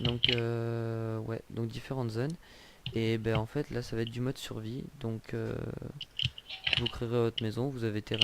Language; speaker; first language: French; native; French